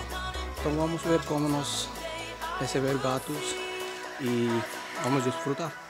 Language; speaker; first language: Portuguese; non-native, learner; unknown